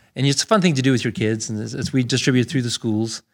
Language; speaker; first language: English; native; English